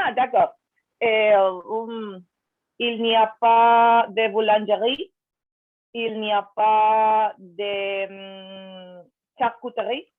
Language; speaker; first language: French; non-native, learner; Spanish